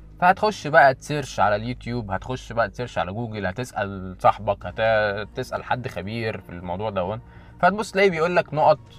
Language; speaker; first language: Arabic; native; Arabic